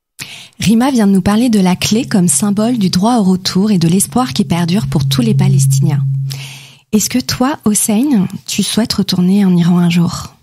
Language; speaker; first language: French; native; French